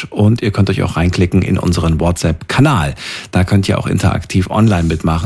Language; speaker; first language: German; native; German